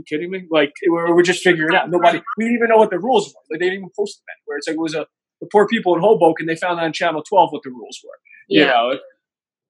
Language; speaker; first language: English; native; English